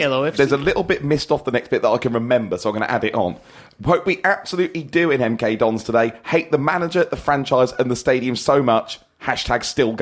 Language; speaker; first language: English; native; English